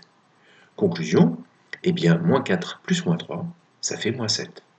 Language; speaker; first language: French; native; French